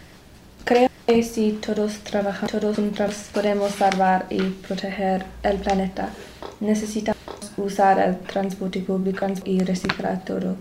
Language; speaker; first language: Spanish; non-native, learner; English